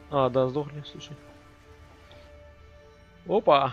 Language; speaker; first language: Russian; native; Russian